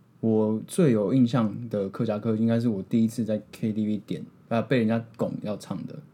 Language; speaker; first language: Chinese; native; Chinese